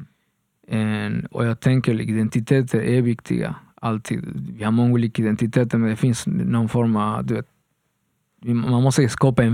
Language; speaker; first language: Swedish; non-native, fluent; Spanish